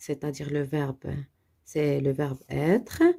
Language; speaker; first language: French; non-native, local second language; Arabic